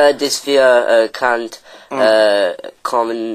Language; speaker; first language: German; non-native, learner; French